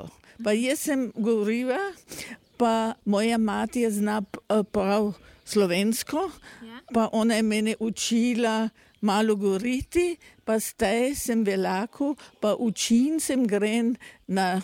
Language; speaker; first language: Slovenian; early bilingual, heritage; German